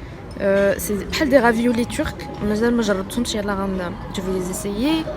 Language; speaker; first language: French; non-native, local second language; Arabic